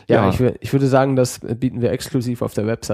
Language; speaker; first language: German; native; German